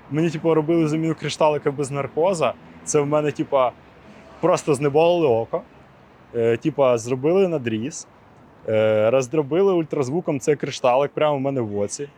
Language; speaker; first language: Ukrainian; non-native, local second language; Russian